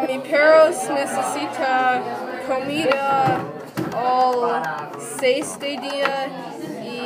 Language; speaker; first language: Spanish; non-native, learner; English